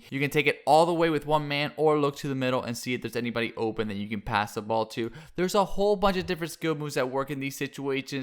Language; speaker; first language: English; native; English